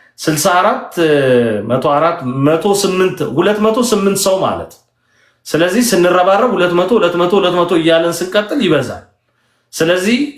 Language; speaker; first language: Amharic; native; Amharic